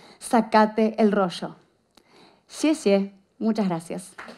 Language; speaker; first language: Spanish; native; Spanish